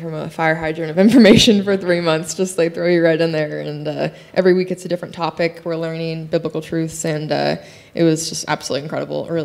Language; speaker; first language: English; native; English